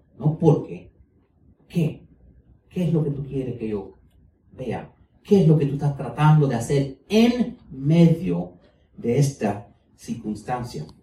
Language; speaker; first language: Spanish; early bilingual, heritage; Spanish